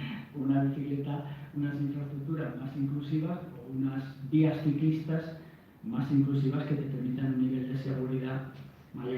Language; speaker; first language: Spanish; native; Spanish